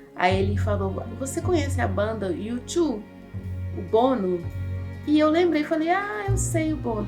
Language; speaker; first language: Portuguese; native; Portuguese